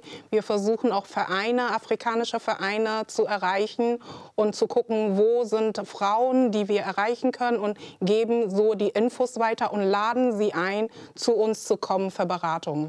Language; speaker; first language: German; early bilingual, other home language; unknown